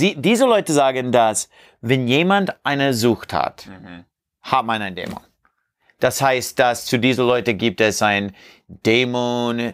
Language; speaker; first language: German; non-native, learner; English